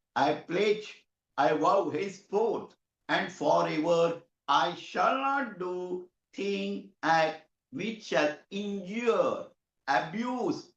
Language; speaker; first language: English; non-native, local second language; Marathi